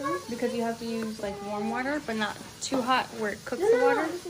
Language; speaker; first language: English; early bilingual, other home language; Spanish